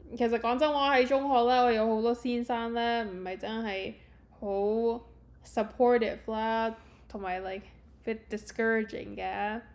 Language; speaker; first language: Cantonese; early bilingual, heritage; Cantonese